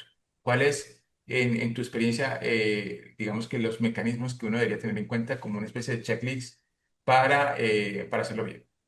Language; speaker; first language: Spanish; native; Spanish